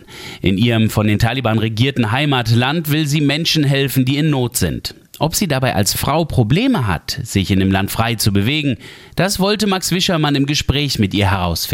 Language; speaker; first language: German; native; German